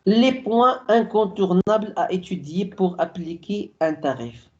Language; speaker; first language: French; non-native, local second language; Arabic